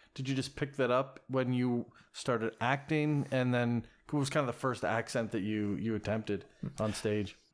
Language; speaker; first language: English; native; English